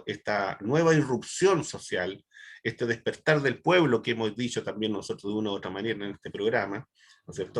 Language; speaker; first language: Spanish; native; Spanish